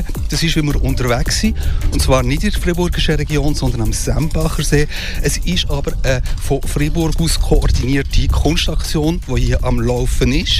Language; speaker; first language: German; native; German